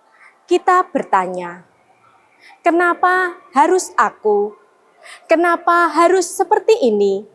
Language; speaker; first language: Indonesian; native; Indonesian